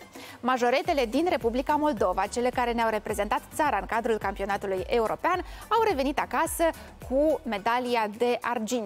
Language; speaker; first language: Romanian; native; Romanian